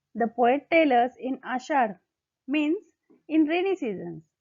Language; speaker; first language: English; non-native, local second language; Marathi